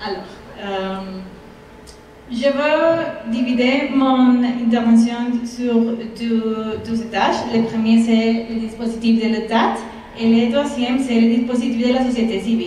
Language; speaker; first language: French; non-native, fluent; Spanish